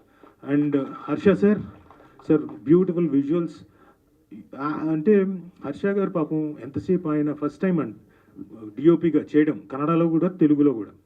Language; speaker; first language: Telugu; native; Telugu